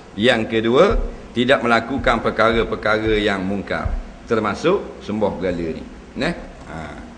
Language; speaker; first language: Malay; native; Malay